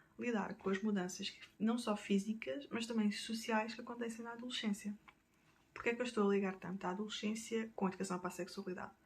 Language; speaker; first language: Portuguese; native; Portuguese